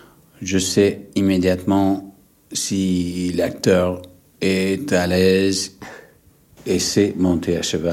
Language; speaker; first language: French; non-native, fluent; English